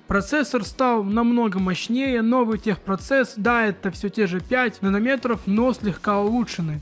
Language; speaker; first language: Russian; native; Russian